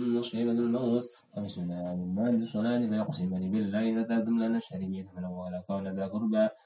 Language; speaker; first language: Arabic; non-native, learner; Indonesian